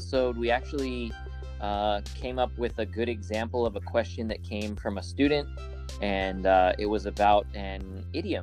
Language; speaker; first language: English; native; English